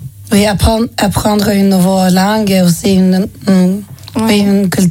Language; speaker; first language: French; non-native, learner; Swedish